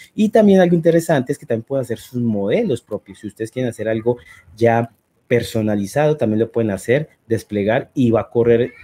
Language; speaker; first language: Spanish; native; Spanish